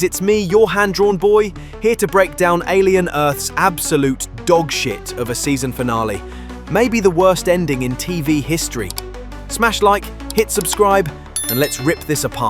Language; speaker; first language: English; native; English